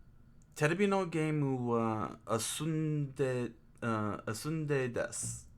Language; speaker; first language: Japanese; non-native, learner; English